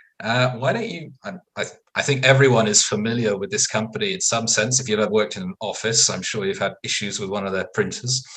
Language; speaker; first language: English; native; English